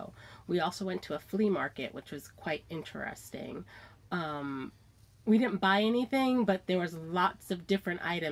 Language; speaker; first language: English; native; English